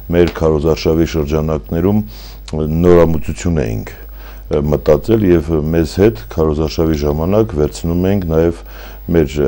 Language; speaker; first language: Armenian; native; Armenian